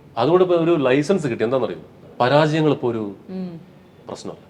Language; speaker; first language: Malayalam; native; Malayalam